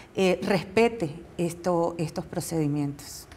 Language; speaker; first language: Spanish; native; Spanish